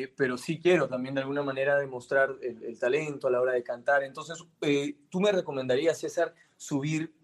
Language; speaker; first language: Spanish; native; Spanish